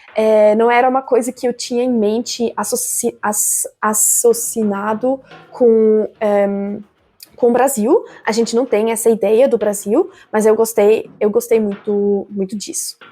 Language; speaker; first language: Portuguese; non-native, fluent; German